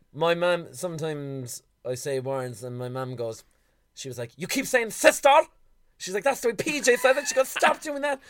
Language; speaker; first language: English; native; English